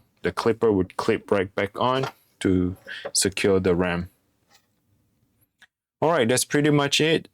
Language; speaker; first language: English; non-native, fluent; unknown